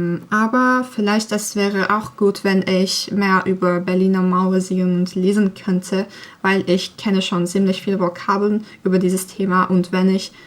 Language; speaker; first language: German; non-native, learner; Turkish